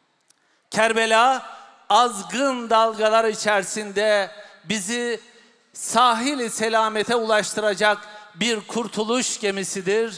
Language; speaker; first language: Turkish; native; Turkish